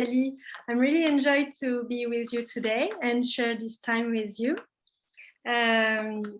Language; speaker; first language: English; non-native, learner; French